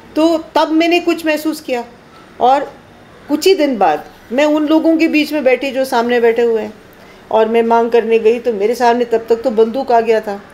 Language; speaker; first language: Hindi; native; Hindi